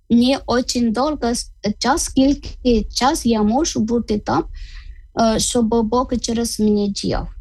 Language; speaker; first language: Ukrainian; non-native, learner; Malayalam